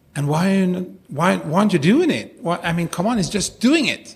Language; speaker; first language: English; non-native, fluent; Norwegian